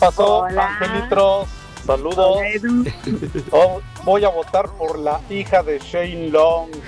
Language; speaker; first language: Spanish; native; Spanish